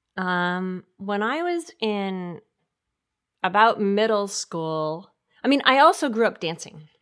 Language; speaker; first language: English; native; English